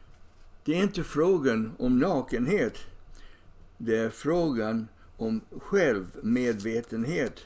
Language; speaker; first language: Swedish; non-native, fluent; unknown